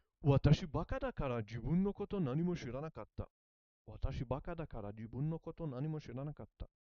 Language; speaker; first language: Japanese; non-native, learner; German